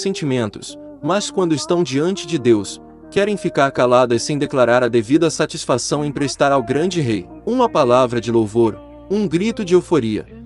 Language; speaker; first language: Portuguese; native; Portuguese